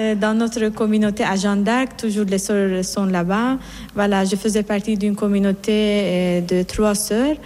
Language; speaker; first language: French; non-native, fluent; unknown